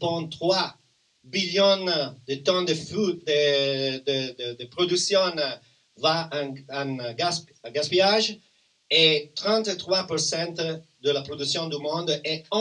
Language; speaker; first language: French; non-native, learner; Italian